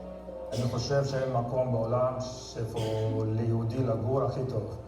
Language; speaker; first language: Hebrew; non-native, fluent; Russian